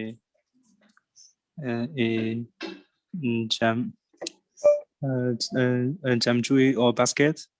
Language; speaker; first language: French; non-native, learner; Chinese